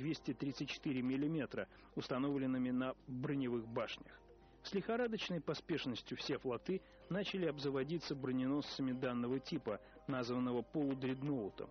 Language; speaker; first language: Russian; native; Russian